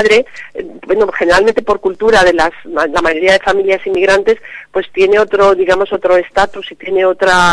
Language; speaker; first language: Spanish; native; Spanish